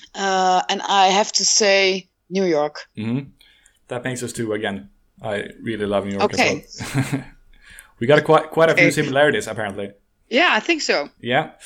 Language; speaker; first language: English; non-native, fluent; Dutch